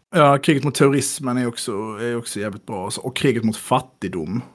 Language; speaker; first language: Swedish; native; Swedish